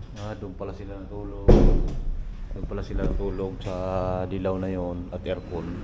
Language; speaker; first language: Filipino; native; Filipino